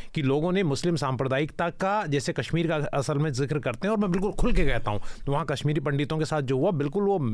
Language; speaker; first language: Hindi; native; Hindi